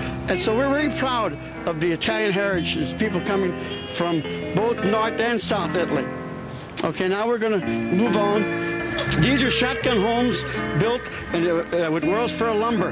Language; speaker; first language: English; native; English